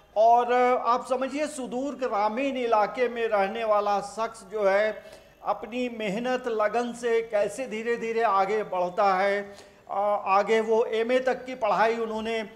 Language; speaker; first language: Hindi; native; Hindi